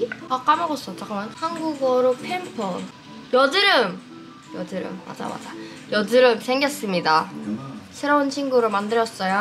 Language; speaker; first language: Korean; non-native, fluent; English